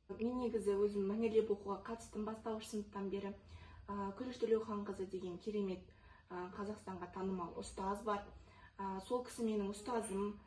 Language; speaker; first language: Kazakh; non-native, local second language; Russian